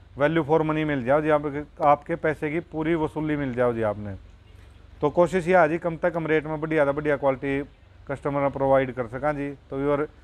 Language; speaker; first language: Hindi; native; Hindi